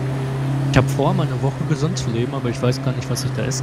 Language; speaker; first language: German; native; German